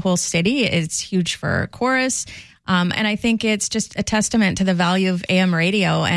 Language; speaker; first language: English; native; English